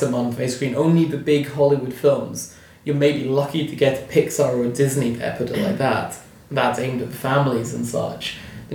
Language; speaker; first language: English; native; English